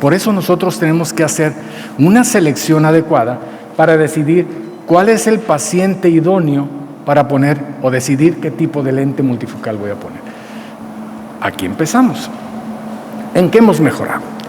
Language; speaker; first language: Spanish; native; Spanish